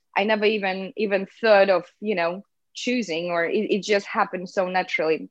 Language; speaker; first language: English; non-native, fluent; Russian